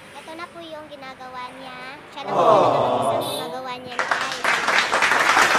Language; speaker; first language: Filipino; non-native, local second language; Cebuano